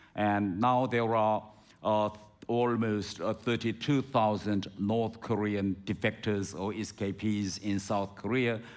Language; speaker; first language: English; non-native, fluent; Korean